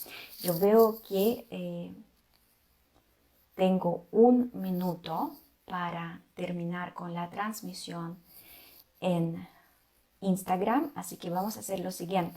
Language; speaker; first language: Spanish; non-native, fluent; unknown